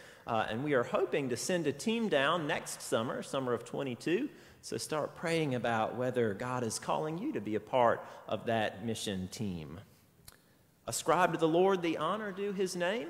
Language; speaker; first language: English; native; English